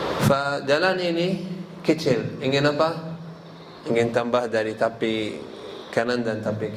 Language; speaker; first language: Indonesian; non-native, learner; Arabic